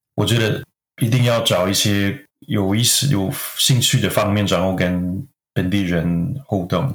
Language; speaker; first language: Chinese; non-native, fluent; French